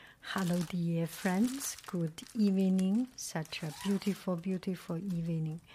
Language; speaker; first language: English; non-native, fluent; Chinese